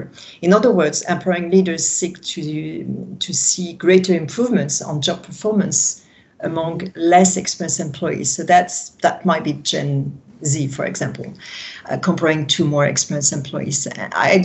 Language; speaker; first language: English; non-native, fluent; French